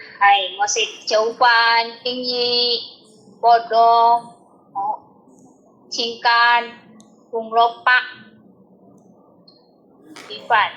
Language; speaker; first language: Cantonese; non-native, learner; Indonesian